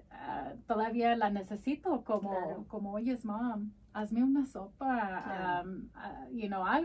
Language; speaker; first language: Spanish; early bilingual, heritage; Spanish